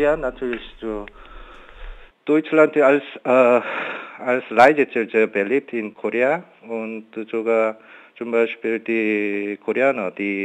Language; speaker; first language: German; non-native, fluent; Korean